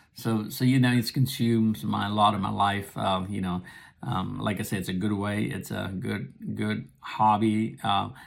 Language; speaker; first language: English; non-native, local second language; Nepali